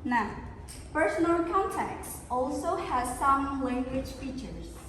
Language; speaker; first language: English; non-native, fluent; Indonesian